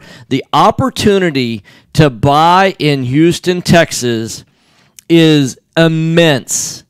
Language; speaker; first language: English; native; English